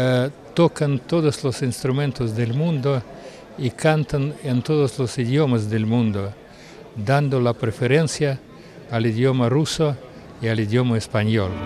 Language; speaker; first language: Spanish; non-native, fluent; Russian